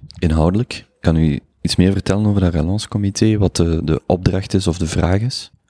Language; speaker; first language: Dutch; native; Dutch